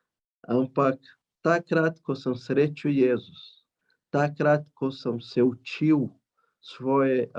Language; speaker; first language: Slovenian; non-native, learner; Portuguese